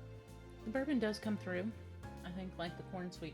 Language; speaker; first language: English; native; English